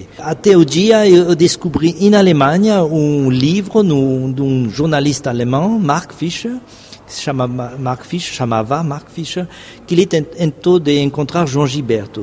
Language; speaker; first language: Portuguese; non-native, fluent; French